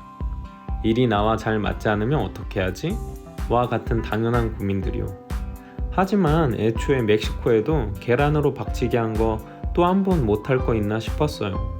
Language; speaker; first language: Korean; native; Korean